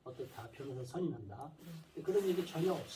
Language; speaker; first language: Korean; native; Korean